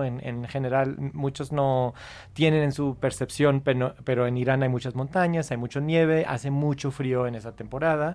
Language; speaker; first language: Spanish; non-native, fluent; English